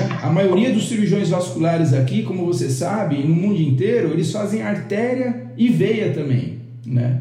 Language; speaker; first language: Portuguese; native; Portuguese